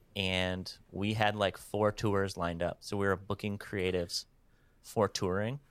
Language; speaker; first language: English; native; English